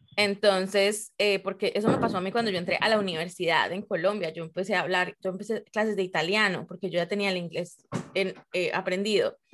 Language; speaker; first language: Spanish; native; Spanish